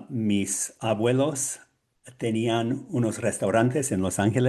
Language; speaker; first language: Spanish; non-native, learner; English